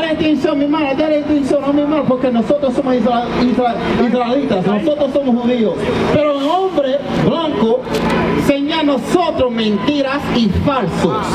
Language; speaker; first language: Spanish; non-native, learner; English